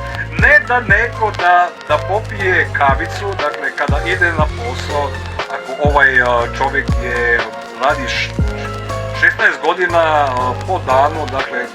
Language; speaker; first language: Croatian; native; Croatian